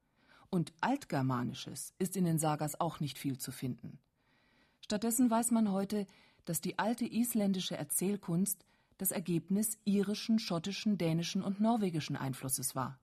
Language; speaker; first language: German; native; German